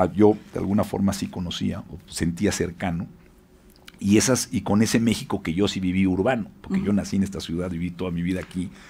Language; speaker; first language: Spanish; native; Spanish